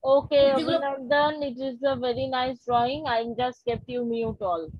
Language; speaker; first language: English; non-native, local second language; Bangla